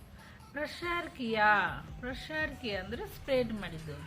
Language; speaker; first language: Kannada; non-native, local second language; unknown